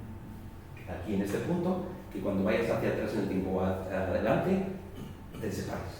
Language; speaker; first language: Spanish; native; Spanish